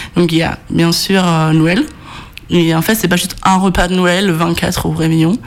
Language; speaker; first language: French; non-native, fluent; Danish